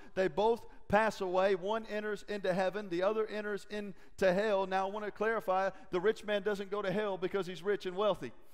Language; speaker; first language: English; native; English